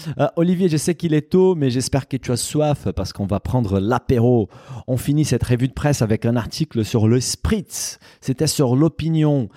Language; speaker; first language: French; non-native, fluent; Portuguese